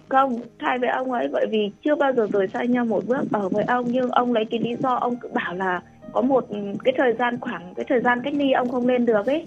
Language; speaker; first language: Vietnamese; non-native, local second language; Muong